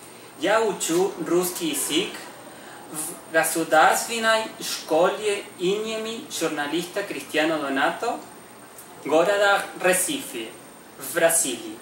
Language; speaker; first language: Russian; non-native, learner; Spanish